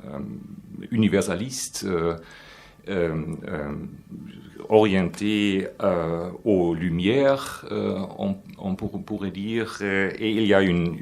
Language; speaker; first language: French; non-native, fluent; German